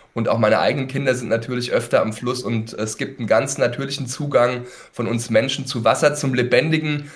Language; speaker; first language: German; native; German